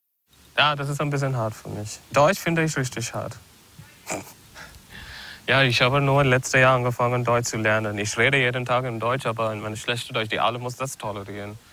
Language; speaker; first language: German; non-native, learner; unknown